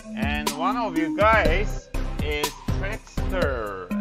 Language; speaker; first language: English; non-native, fluent; Turkish